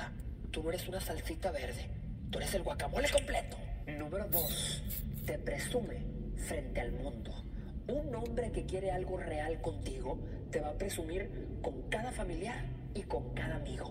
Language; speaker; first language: Spanish; native; Spanish